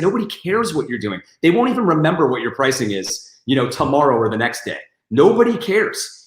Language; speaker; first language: English; native; English